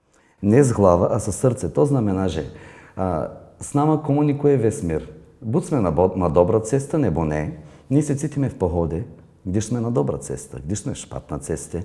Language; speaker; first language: Czech; non-native, fluent; Bulgarian